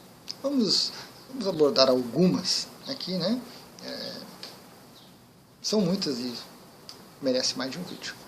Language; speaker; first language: Portuguese; native; Portuguese